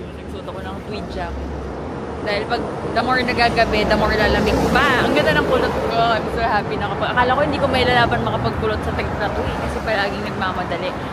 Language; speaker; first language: Filipino; native; Filipino